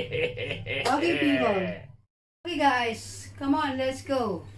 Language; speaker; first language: English; non-native, learner; Filipino